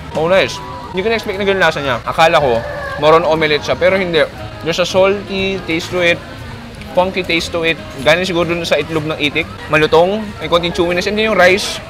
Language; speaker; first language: Filipino; native; Filipino